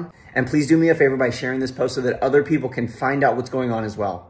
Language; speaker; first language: English; native; English